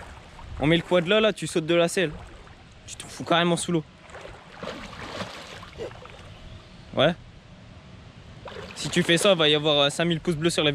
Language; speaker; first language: French; native; French